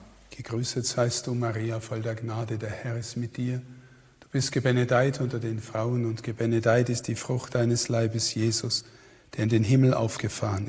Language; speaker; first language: German; native; German